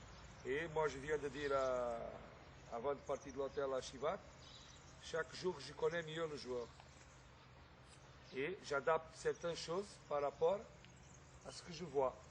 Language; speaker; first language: French; non-native, fluent; Portuguese